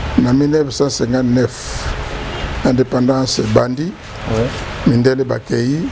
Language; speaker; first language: Lingala; non-native, local second language; Kongo